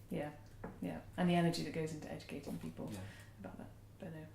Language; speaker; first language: English; native; English